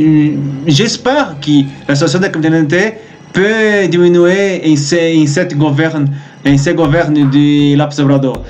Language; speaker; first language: French; non-native, learner; Spanish